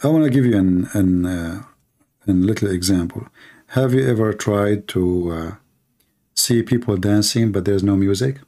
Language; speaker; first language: English; non-native, fluent; Arabic